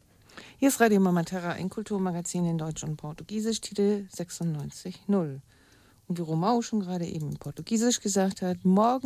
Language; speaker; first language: German; native; German